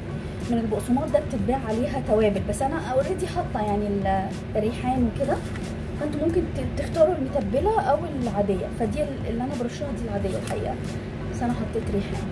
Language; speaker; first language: Arabic; native; Arabic